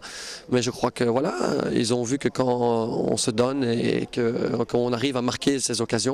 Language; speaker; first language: French; native; French